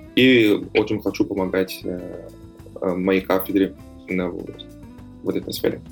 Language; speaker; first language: Russian; non-native, fluent; Portuguese